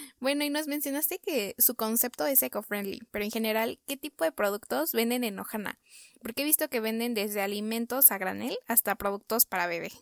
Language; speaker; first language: Spanish; native; Spanish